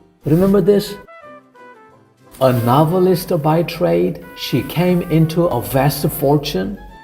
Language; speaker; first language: English; non-native, fluent; Korean